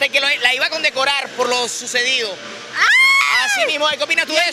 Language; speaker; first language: Spanish; native; Spanish